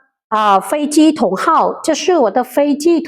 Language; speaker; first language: Chinese; non-native, fluent; Khmer